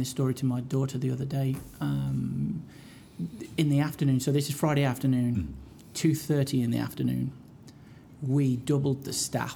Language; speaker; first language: English; native; English